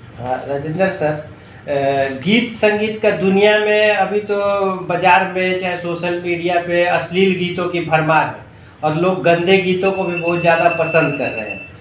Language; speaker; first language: Hindi; native; Hindi